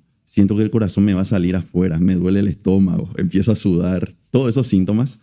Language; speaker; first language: Spanish; native; Spanish